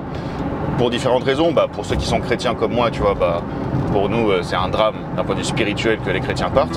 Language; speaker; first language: French; native; French